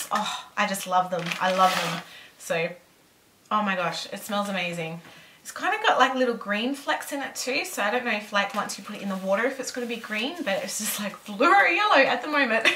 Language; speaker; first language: English; native; English